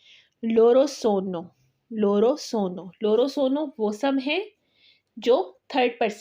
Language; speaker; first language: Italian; non-native, learner; Urdu